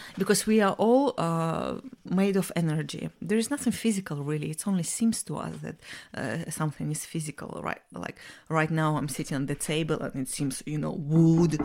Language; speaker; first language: English; non-native, fluent; Russian